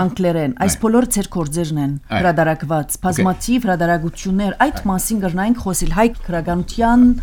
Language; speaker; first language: Armenian; early bilingual, heritage; Armenian